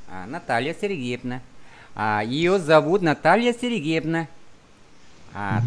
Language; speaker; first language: Russian; non-native, fluent; Vietnamese